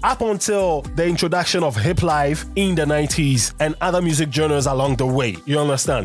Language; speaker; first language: English; non-native, local second language; Akan